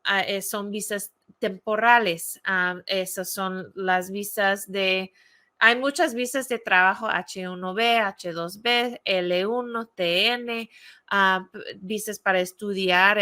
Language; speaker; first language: Spanish; non-native, fluent; English